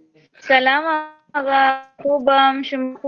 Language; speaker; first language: Persian; non-native, learner; Urdu